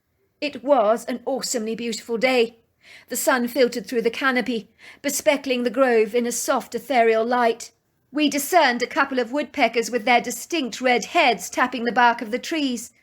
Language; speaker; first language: English; native; English